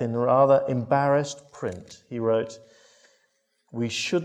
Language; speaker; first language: English; native; English